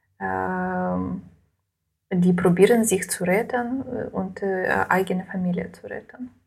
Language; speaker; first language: German; non-native, learner; Ukrainian